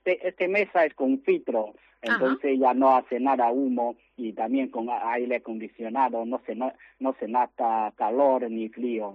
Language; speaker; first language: Spanish; non-native, learner; Chinese